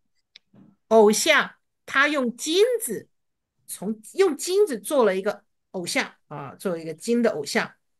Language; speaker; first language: Chinese; native; Chinese